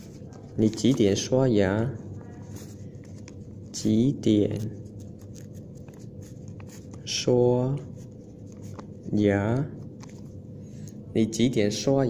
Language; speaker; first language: Chinese; non-native, fluent; Khmer